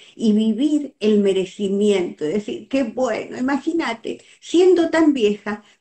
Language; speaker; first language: Spanish; native; Spanish